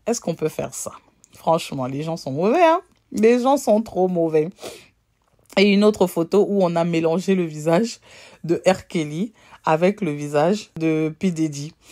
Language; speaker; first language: French; native; French